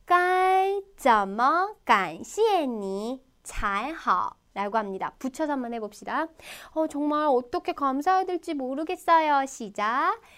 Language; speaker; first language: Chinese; non-native, fluent; Korean